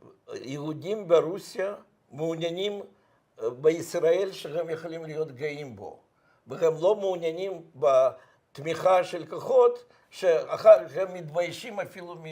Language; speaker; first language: Hebrew; non-native, fluent; Russian